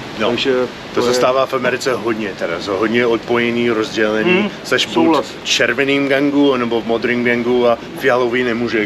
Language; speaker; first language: Czech; non-native, fluent; English